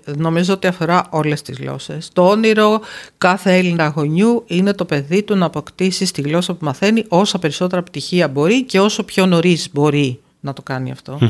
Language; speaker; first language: Greek; native; Greek